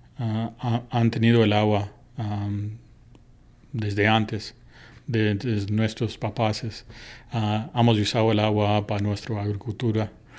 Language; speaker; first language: Spanish; early bilingual, other home language; English